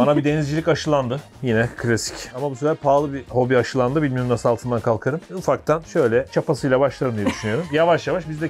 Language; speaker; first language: Turkish; native; Turkish